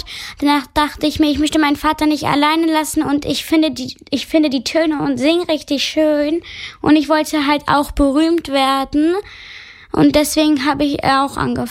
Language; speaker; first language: German; early bilingual, other home language; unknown